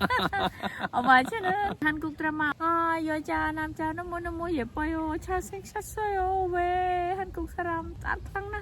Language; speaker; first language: Korean; non-native, learner; Khmer